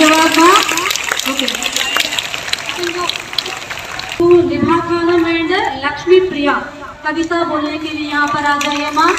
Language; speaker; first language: Hindi; non-native, fluent; Telugu